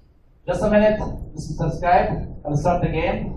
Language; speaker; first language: English; non-native, learner; Arabic